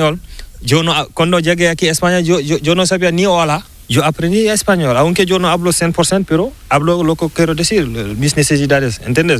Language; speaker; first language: Spanish; non-native, learner; Fula